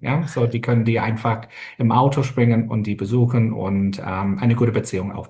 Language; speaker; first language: German; non-native, fluent; English